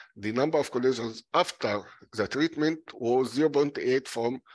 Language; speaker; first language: English; non-native, fluent; Arabic